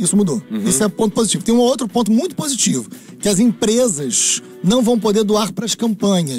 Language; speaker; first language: Portuguese; native; Portuguese